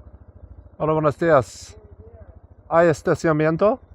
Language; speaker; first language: Spanish; non-native, learner; English